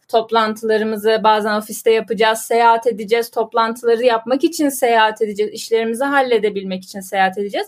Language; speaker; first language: Turkish; native; Turkish